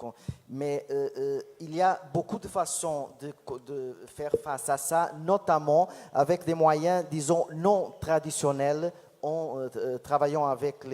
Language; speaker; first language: French; non-native, fluent; Portuguese